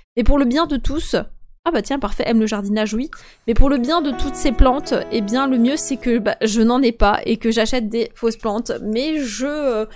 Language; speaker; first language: French; native; French